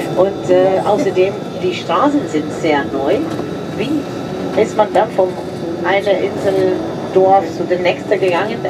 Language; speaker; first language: German; non-native, fluent; Spanish